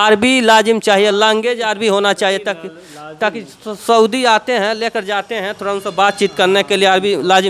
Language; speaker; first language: Hindi; native; Hindi